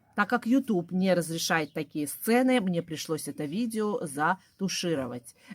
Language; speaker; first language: Russian; native; Russian